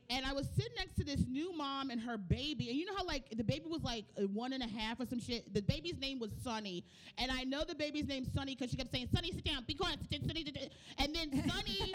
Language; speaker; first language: English; native; English